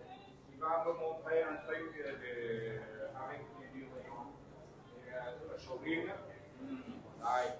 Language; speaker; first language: French; non-native, fluent; Vietnamese